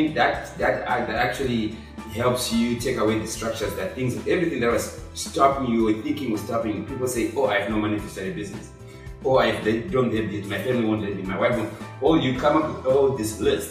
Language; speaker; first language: English; non-native, local second language; Shona